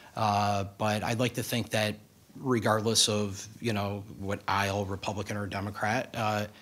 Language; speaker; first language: English; native; English